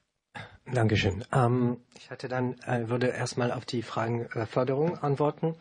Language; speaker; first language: German; non-native, learner; French